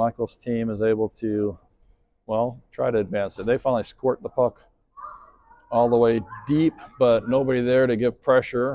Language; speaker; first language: English; native; English